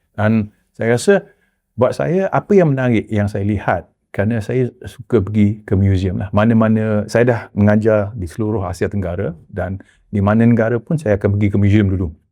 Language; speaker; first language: Malay; early bilingual, heritage; Malay